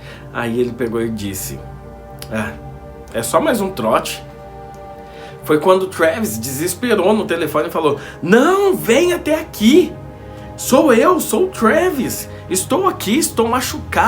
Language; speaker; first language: Portuguese; native; Portuguese